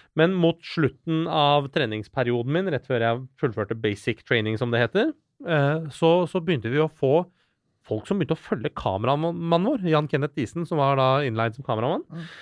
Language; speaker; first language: Norwegian; early bilingual, other home language; Persian